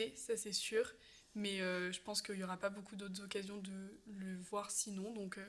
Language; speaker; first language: French; native; French